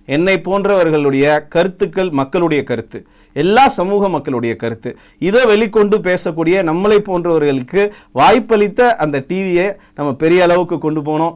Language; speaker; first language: Tamil; non-native, local second language; Telugu